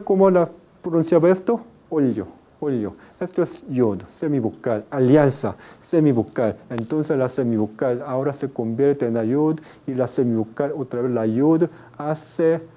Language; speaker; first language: Spanish; non-native, fluent; Korean